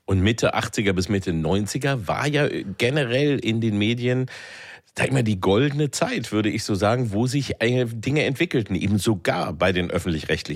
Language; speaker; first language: German; native; German